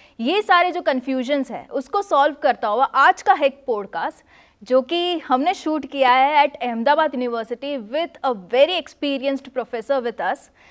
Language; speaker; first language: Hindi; non-native, local second language; Gujarati